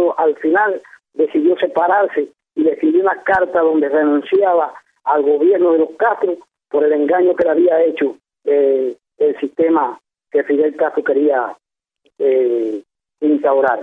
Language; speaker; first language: Spanish; native; Spanish